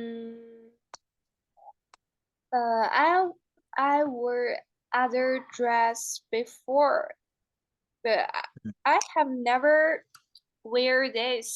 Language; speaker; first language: English; non-native, learner; Chinese